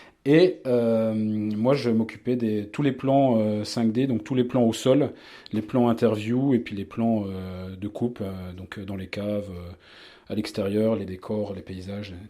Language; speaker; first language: French; native; French